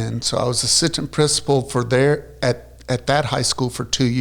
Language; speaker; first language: English; native; English